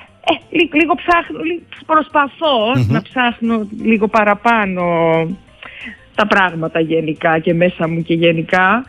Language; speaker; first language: Greek; non-native, fluent; Georgian